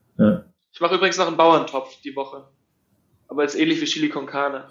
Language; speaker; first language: German; native; German